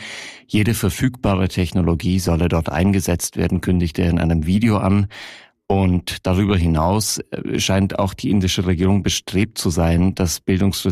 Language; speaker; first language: German; native; German